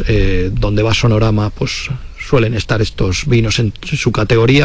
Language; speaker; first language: Spanish; native; Spanish